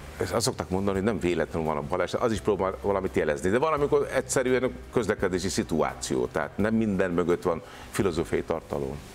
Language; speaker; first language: Hungarian; non-native, fluent; Hindi